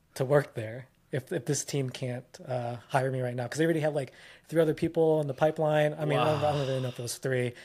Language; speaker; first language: English; early bilingual, other home language; Filipino